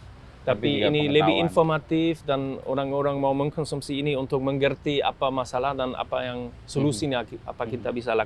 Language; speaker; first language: Indonesian; non-native, fluent; German